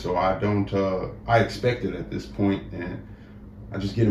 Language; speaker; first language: English; native; English